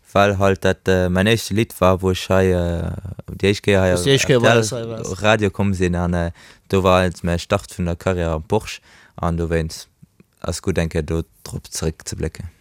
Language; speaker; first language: Luxembourgish; early bilingual, other home language; Portuguese